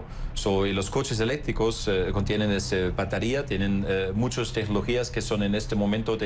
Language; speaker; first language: Spanish; non-native, fluent; German